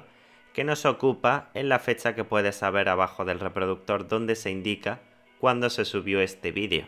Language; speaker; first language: Spanish; native; Spanish